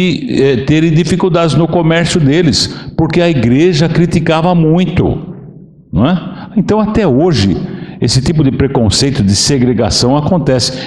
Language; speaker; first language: Portuguese; native; Portuguese